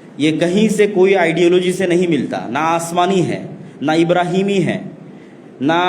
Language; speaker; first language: Urdu; non-native, fluent; Bangla